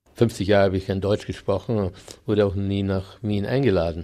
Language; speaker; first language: German; native; German